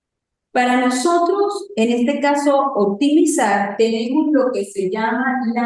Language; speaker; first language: Spanish; native; Spanish